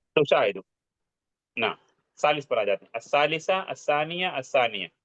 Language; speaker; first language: Urdu; native; Urdu